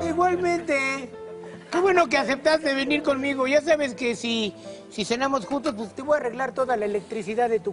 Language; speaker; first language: Spanish; native; Spanish